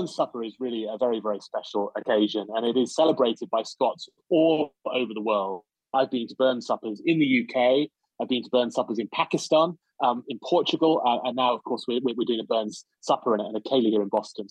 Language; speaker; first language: English; native; English